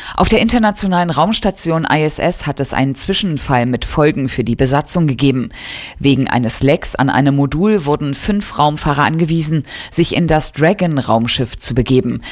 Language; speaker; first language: German; native; German